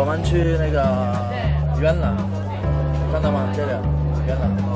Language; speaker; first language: Chinese; non-native, learner; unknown